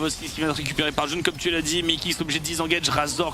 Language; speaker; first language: French; native; French